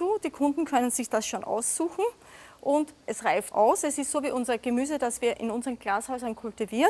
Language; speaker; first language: German; native; German